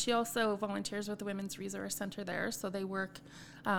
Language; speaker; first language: English; native; English